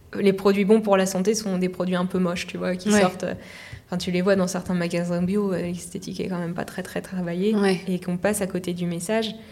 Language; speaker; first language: French; native; French